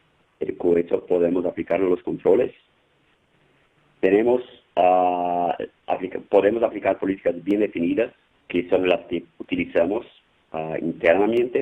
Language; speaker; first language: Spanish; non-native, fluent; Portuguese